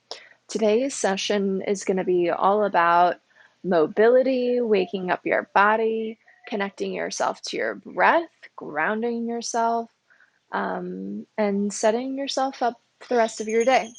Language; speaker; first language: English; native; English